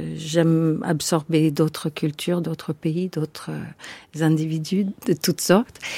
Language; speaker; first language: French; non-native, fluent; English